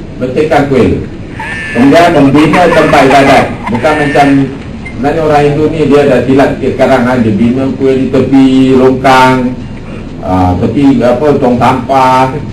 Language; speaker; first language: Malay; non-native, local second language; Tamil